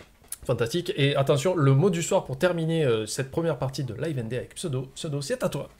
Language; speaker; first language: French; native; French